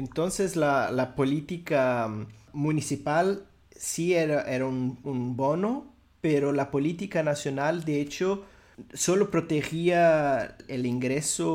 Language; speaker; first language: Spanish; non-native, fluent; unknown